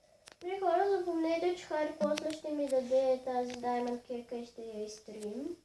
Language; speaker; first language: Bulgarian; native; Bulgarian